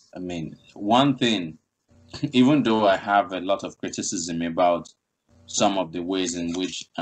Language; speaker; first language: English; non-native, local second language; Igbo